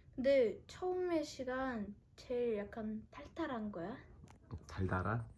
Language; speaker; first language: Korean; non-native, fluent; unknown